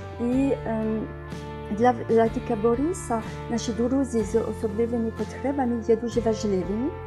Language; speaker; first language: Ukrainian; non-native, fluent; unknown